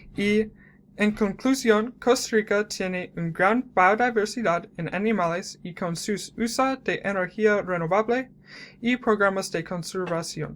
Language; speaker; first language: Spanish; non-native, learner; English